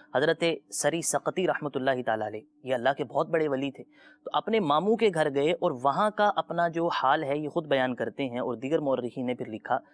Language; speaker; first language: Urdu; native; Urdu